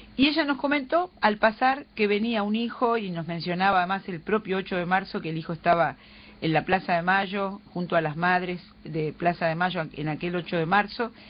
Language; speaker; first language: Spanish; native; Spanish